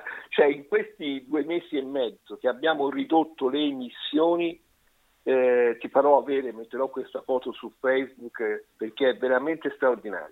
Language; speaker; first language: Italian; native; Italian